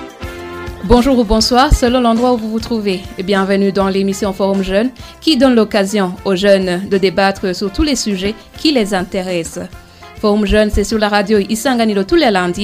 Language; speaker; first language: French; non-native, local second language; Rundi